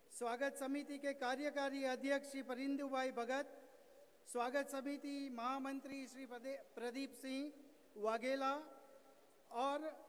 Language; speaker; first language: Hindi; non-native, local second language; Gujarati